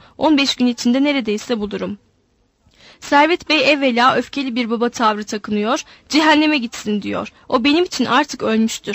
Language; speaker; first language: Turkish; native; Turkish